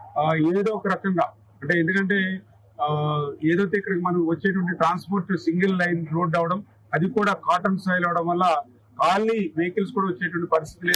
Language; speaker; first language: Telugu; native; Telugu